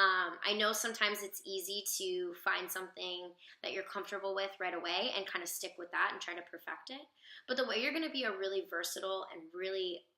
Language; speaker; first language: English; native; English